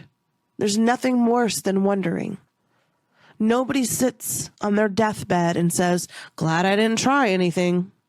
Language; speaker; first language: English; native; English